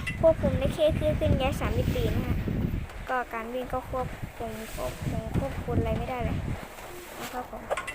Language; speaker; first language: Thai; native; Thai